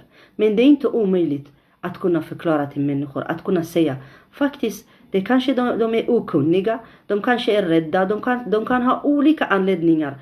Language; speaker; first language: Swedish; non-native, fluent; Arabic